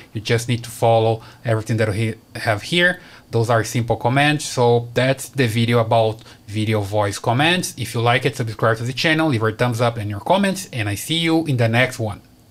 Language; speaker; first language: English; non-native, fluent; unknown